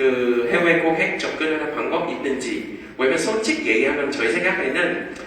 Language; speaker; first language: Korean; non-native, fluent; Vietnamese